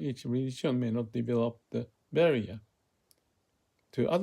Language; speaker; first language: English; non-native, fluent; Japanese